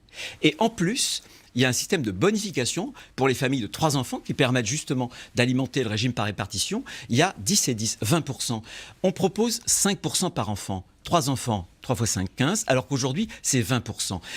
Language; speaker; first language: French; native; French